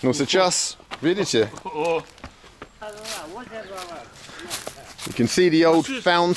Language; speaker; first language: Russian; non-native, learner; English